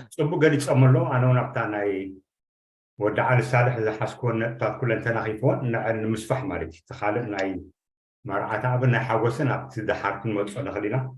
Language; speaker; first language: Tigrinya; native; Tigrinya